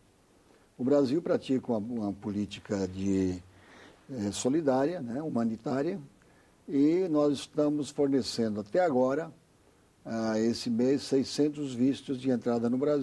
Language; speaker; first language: Portuguese; native; Portuguese